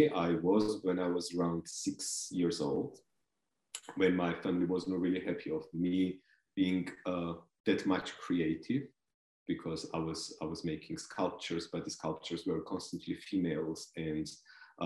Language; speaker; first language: English; non-native, fluent; Georgian